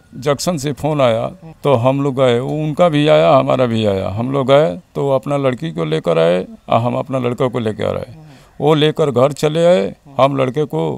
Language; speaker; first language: Hindi; native; Hindi